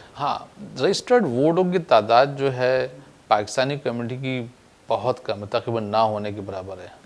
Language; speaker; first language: Urdu; native; Urdu